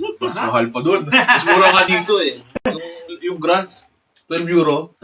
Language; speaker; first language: Filipino; early bilingual, heritage; Filipino